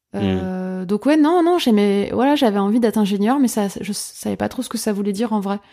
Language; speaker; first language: French; native; French